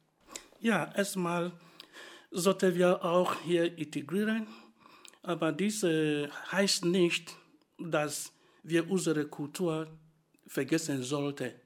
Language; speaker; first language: German; non-native, fluent; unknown